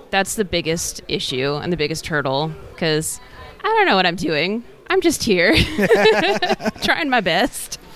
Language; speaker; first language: English; native; English